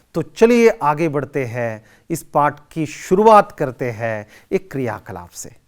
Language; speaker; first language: Hindi; non-native, local second language; Kannada